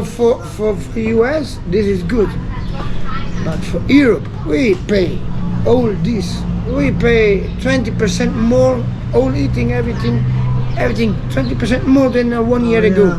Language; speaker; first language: English; non-native, learner; Italian